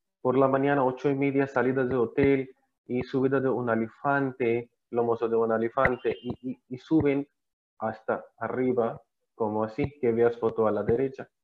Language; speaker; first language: Spanish; non-native, learner; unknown